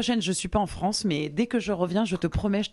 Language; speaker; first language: French; native; French